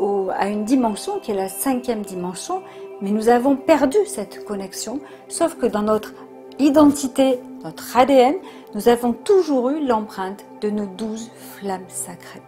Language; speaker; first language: French; native; French